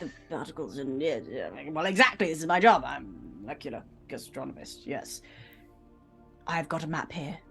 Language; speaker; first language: English; native; English